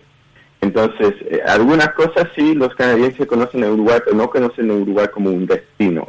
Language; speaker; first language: Spanish; early bilingual, heritage; Spanish